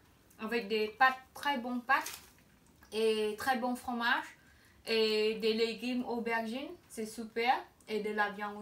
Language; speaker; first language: French; non-native, fluent; Khmer